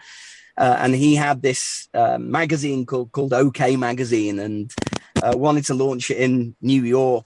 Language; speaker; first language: English; native; English